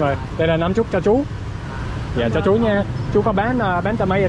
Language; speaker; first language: Vietnamese; non-native, learner; English